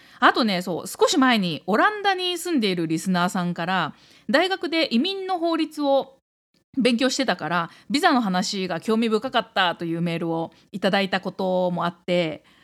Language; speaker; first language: Japanese; native; Japanese